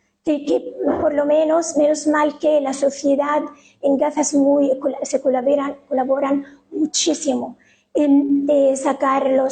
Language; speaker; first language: Spanish; non-native, fluent; Arabic